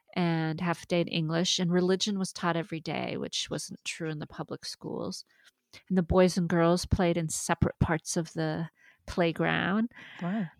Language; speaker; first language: English; early bilingual, other home language; French